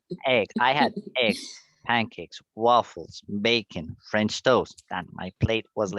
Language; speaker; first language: English; non-native, fluent; Spanish